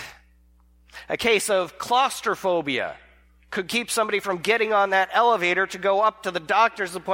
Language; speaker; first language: English; native; English